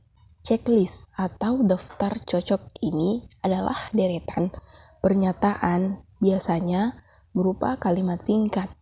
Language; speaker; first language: Indonesian; native; Indonesian